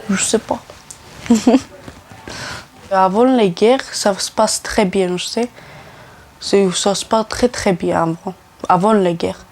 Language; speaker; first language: French; non-native, learner; Romany